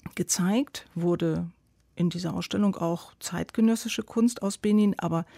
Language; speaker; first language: German; native; German